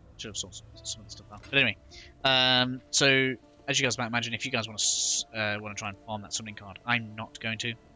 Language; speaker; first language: English; native; English